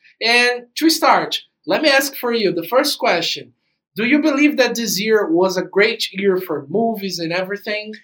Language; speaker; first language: English; non-native, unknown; Portuguese